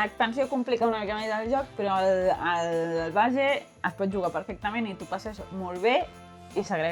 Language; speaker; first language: Catalan; native; Catalan